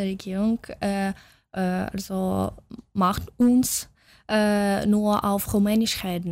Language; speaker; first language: German; non-native, fluent; Russian